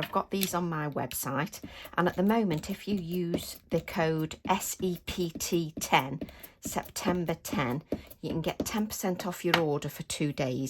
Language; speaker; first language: English; native; English